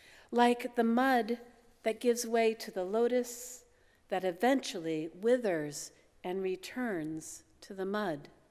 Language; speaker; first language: English; native; English